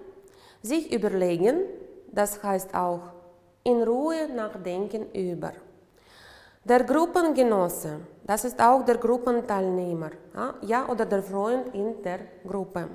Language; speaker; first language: German; non-native, fluent; Uzbek